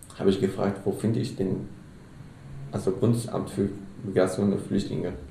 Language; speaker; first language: German; non-native, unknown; Arabic